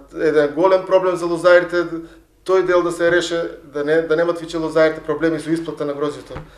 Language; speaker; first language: Macedonian; native; Macedonian